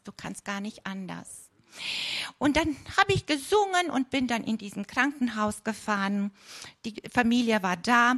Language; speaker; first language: German; non-native, fluent; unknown